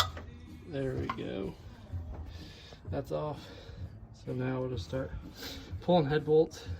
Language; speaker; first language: English; native; English